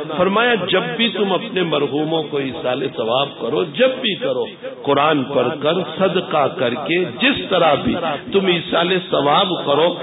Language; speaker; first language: Urdu; non-native, local second language; Gujarati